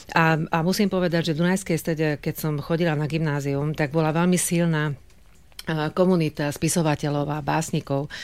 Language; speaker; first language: Slovak; non-native, local second language; Hungarian